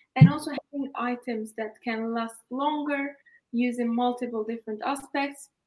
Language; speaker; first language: English; non-native, fluent; Turkish